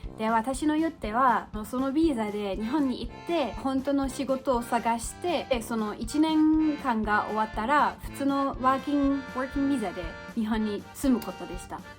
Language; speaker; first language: Japanese; non-native, fluent; German